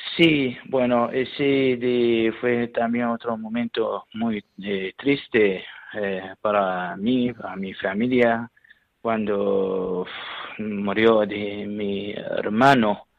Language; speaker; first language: Spanish; non-native, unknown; Syriac